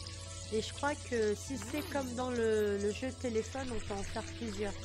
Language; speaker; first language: French; native; French